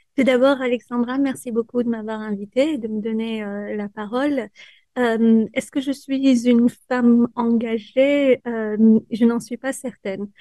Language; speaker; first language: French; early bilingual, other home language; Persian